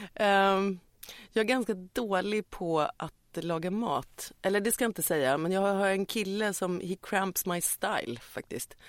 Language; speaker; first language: Swedish; native; Swedish